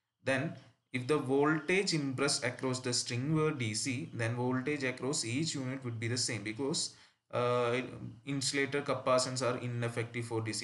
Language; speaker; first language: English; non-native, local second language; Malayalam